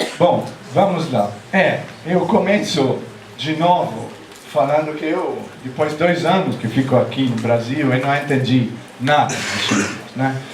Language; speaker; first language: Portuguese; non-native, fluent; Italian